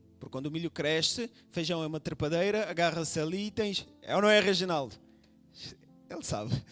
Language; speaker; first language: Portuguese; non-native, local second language; Kabuverdianu